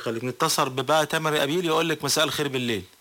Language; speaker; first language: Arabic; native; Arabic